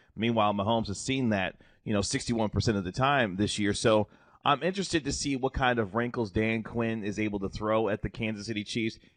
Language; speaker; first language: English; native; English